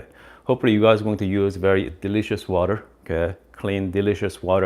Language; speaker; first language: English; non-native, fluent; Korean